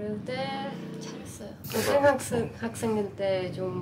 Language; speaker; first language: Korean; non-native, learner; Persian